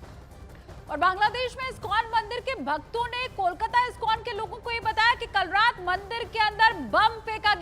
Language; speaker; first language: Hindi; native; Hindi